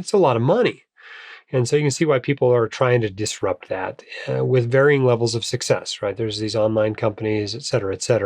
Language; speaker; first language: English; native; English